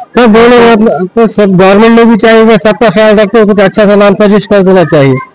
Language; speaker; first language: Hindi; non-native, local second language; Marathi